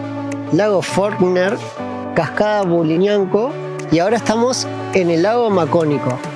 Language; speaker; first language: Spanish; native; Spanish